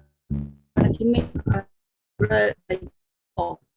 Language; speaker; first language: English; non-native, learner; Malay